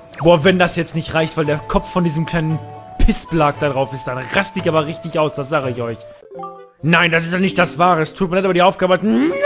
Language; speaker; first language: German; native; German